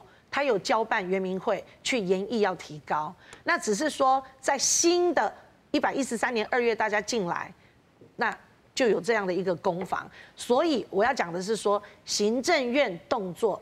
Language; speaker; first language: Chinese; native; Chinese